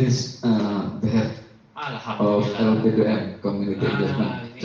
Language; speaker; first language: English; non-native, learner; Indonesian